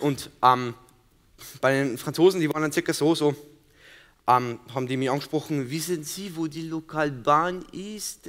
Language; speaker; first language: German; native; German